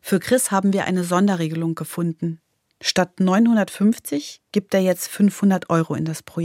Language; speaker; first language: German; native; German